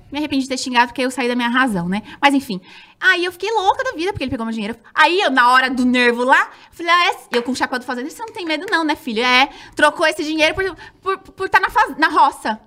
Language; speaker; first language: Portuguese; native; Portuguese